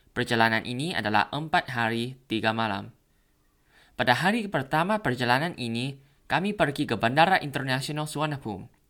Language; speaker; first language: Indonesian; non-native, learner; Thai